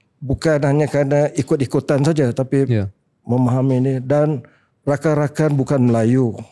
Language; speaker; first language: Malay; native; Malay